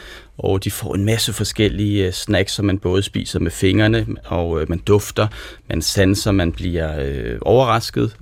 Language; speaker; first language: Danish; native; Danish